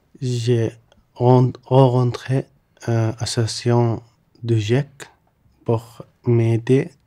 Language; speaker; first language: French; non-native, learner; Arabic